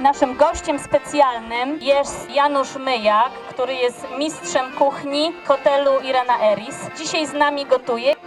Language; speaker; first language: Polish; native; Polish